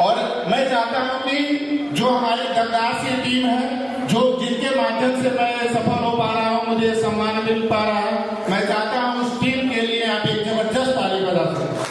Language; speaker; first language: Hindi; native; Hindi